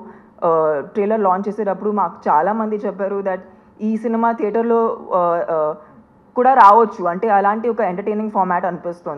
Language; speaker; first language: Telugu; non-native, fluent; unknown